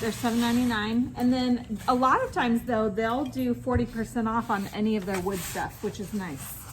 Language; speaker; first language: English; native; English